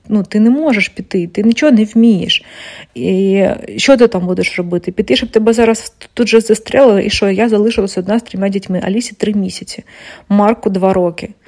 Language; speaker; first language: Ukrainian; non-native, local second language; Russian